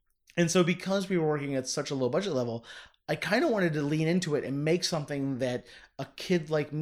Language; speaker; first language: English; native; English